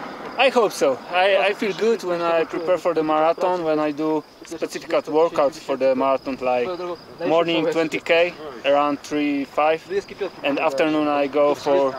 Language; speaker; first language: English; non-native, learner; Polish